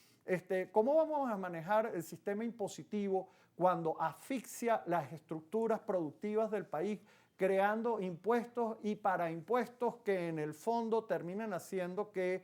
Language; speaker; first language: Spanish; native; Spanish